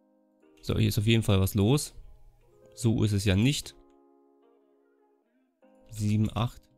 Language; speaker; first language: German; native; German